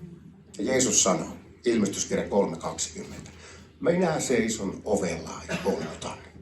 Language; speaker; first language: Finnish; native; Finnish